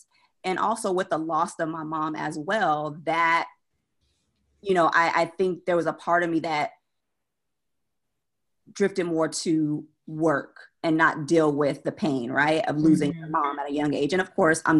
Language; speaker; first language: English; native; English